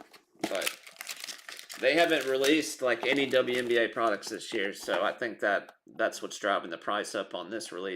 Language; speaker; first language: English; native; English